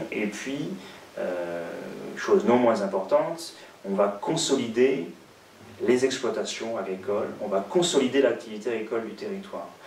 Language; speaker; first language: French; native; French